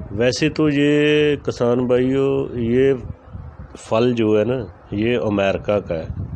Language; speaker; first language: Urdu; native; Urdu